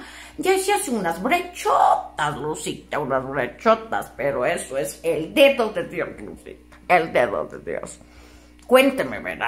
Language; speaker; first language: Spanish; native; Spanish